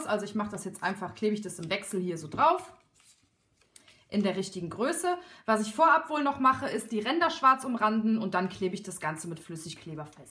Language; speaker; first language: German; native; German